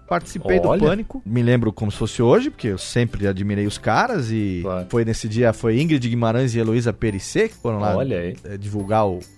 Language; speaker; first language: Portuguese; native; Portuguese